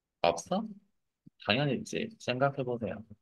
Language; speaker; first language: Korean; non-native, fluent; Vietnamese